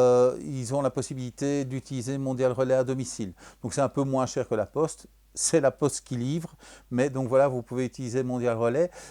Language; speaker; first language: French; native; French